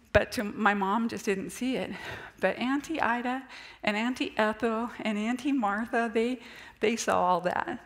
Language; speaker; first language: English; native; English